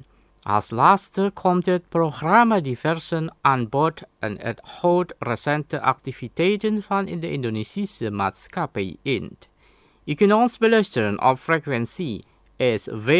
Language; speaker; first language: Dutch; non-native, learner; Indonesian